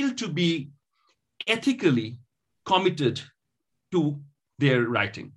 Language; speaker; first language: English; non-native, local second language; Bangla